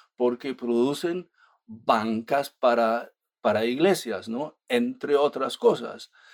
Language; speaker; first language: Spanish; non-native, fluent; German